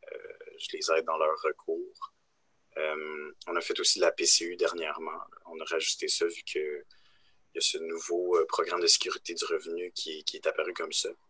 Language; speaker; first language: French; native; French